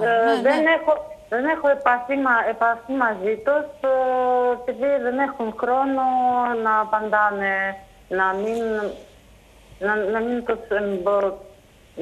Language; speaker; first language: Greek; non-native, fluent; Russian